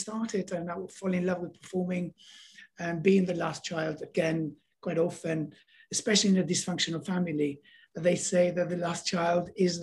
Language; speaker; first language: English; non-native, fluent; Albanian